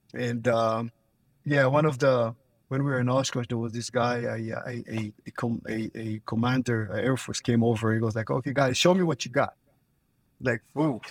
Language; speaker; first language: English; non-native, fluent; Hebrew